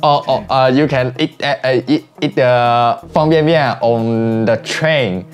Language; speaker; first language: English; non-native, learner; Chinese